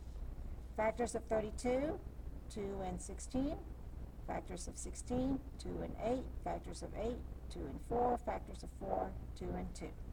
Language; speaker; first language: English; native; English